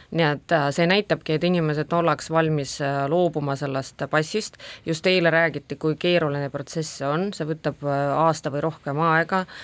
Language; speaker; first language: Estonian; non-native, local second language; Russian